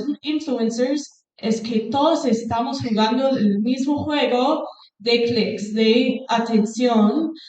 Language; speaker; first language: Spanish; non-native, fluent; English